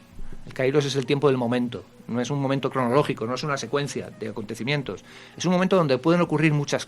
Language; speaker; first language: Spanish; native; Spanish